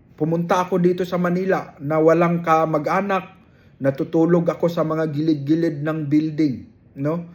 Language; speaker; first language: Filipino; non-native, local second language; Cebuano